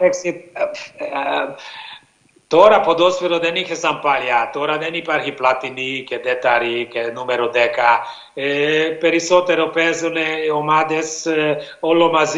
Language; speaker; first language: Greek; non-native, fluent; Hungarian